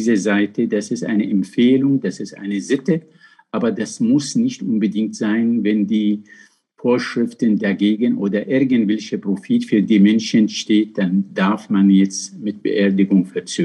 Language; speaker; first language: German; non-native, fluent; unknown